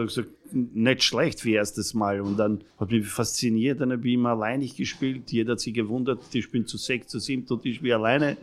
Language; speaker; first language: German; non-native, fluent; Serbian